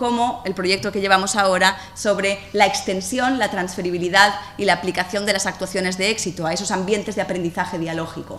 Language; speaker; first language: Spanish; native; Spanish